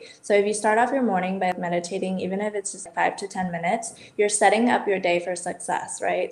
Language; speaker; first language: English; native; English